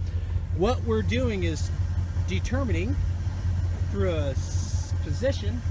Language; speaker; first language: English; native; English